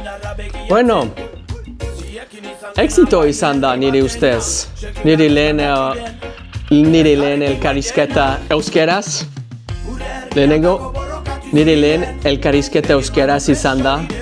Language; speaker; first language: Basque; non-native, learner; English